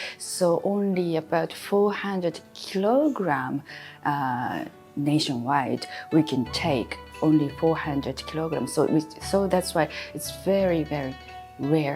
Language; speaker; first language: English; non-native, fluent; Japanese